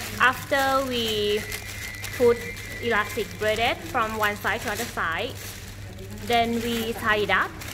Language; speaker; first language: English; non-native, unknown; Thai